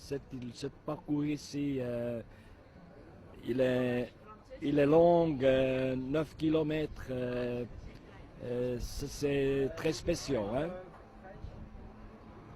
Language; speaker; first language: French; non-native, learner; Italian